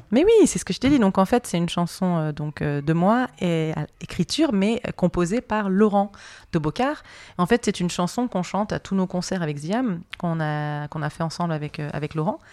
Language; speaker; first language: French; native; French